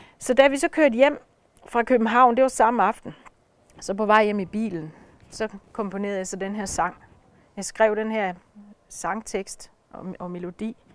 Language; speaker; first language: Danish; native; Danish